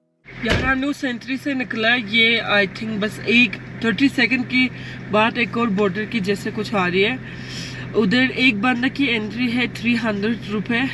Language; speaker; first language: Hindi; non-native, fluent; Turkish